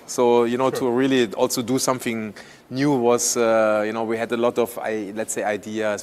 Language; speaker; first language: English; non-native, fluent; German